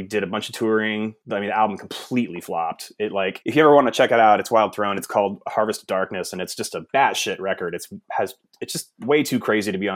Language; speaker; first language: English; native; English